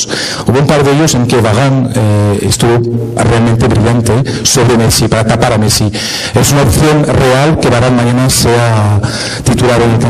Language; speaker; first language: Spanish; non-native, fluent; French